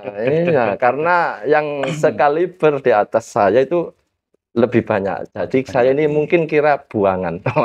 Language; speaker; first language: Indonesian; non-native, local second language; Javanese